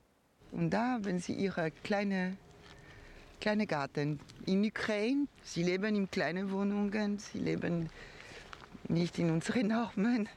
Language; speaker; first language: German; non-native, fluent; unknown